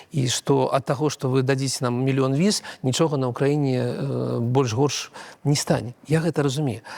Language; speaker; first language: Belarusian; non-native, local second language; Russian